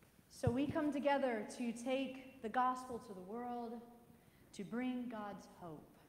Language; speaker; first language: English; native; English